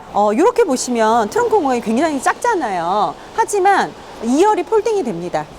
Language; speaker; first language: Korean; native; Korean